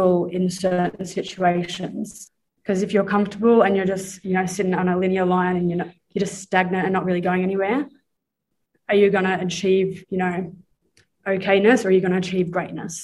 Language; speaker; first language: English; native; English